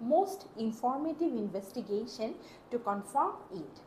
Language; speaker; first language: English; non-native, local second language; Bangla